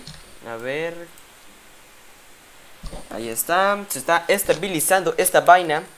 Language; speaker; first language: Spanish; native; Spanish